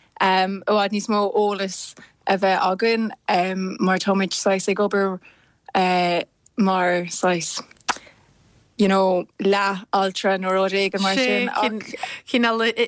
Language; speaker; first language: Irish; non-native, local second language; English